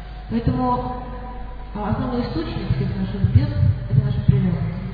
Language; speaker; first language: Russian; native; Russian